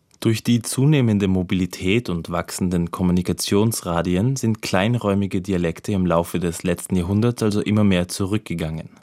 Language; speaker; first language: German; native; German